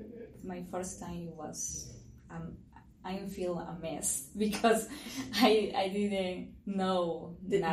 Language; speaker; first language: English; non-native, learner; Spanish